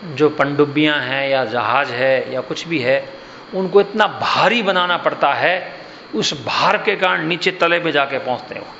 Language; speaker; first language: Hindi; non-native, local second language; Gujarati